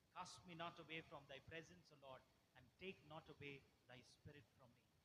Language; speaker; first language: English; non-native, local second language; Tamil